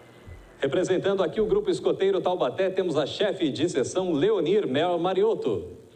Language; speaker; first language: Portuguese; native; Portuguese